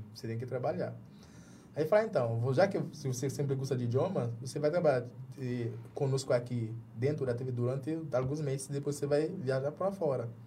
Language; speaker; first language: Portuguese; non-native, fluent; Jamaican Creole English